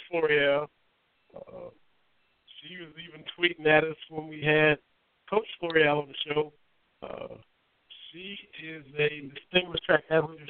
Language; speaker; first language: English; native; English